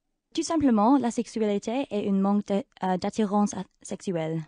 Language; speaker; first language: French; non-native, local second language; English